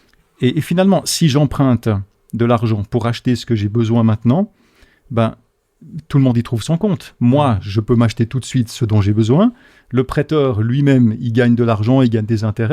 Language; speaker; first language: French; native; French